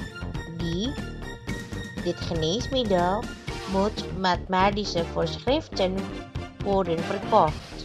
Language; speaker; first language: Dutch; non-native, fluent; Indonesian